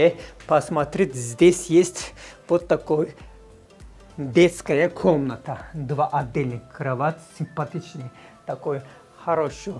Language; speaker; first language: Russian; non-native, fluent; Turkish